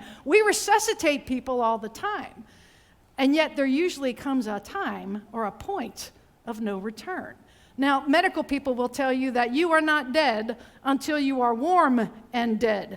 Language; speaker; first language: English; native; English